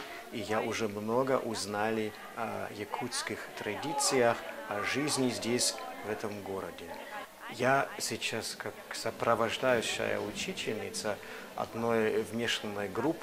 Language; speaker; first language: Russian; non-native, fluent; German